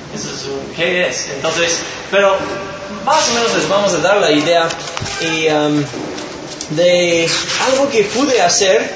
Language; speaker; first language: Spanish; non-native, fluent; English